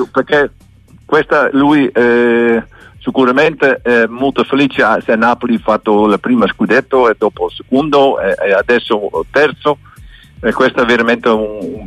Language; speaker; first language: Italian; non-native, learner; Dutch